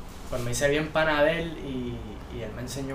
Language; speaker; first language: Spanish; native; Spanish